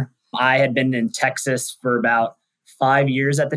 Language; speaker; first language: English; native; English